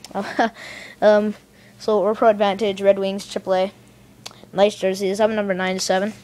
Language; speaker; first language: English; native; English